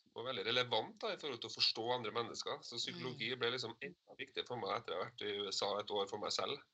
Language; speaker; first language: Norwegian; native; Norwegian